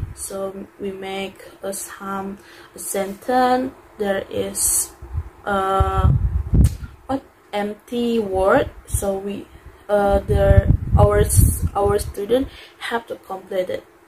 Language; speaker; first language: English; non-native, learner; Indonesian